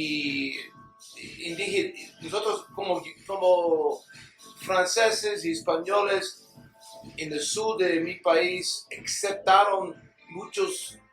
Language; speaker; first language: Spanish; non-native, learner; English